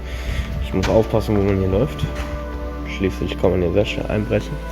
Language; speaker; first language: German; native; German